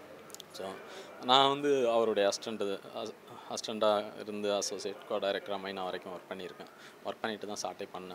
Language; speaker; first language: Tamil; native; Tamil